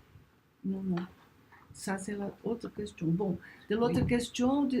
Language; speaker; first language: French; non-native, learner; Portuguese